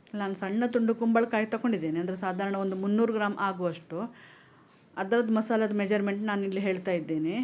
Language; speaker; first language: Kannada; non-native, local second language; Konkani